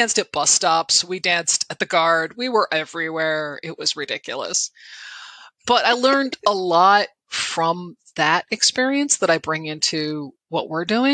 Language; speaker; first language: English; native; English